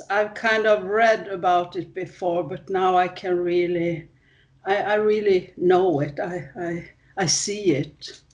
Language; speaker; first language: English; non-native, fluent; Swedish